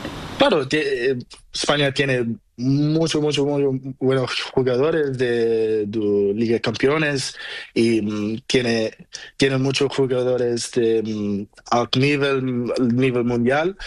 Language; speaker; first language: Spanish; non-native, learner; Portuguese